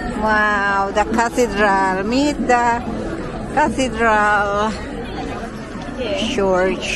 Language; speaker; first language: English; non-native, learner; Filipino